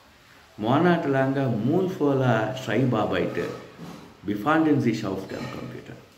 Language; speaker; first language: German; non-native, learner; Telugu